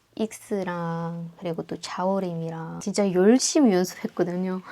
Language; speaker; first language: Korean; non-native, fluent; Indonesian